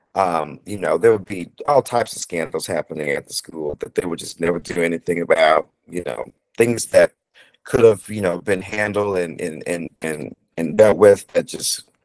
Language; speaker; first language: English; native; English